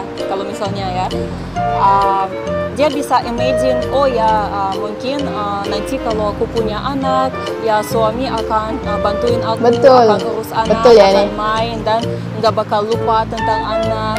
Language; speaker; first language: Indonesian; non-native, fluent; Russian